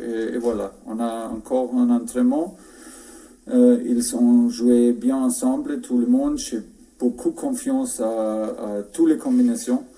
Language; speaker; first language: French; non-native, fluent; German